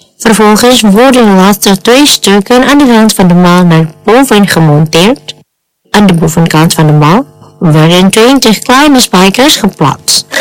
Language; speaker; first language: Dutch; non-native, fluent; Indonesian